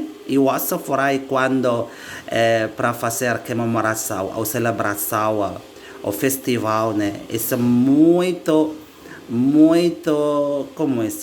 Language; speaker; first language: Portuguese; non-native, learner; Indonesian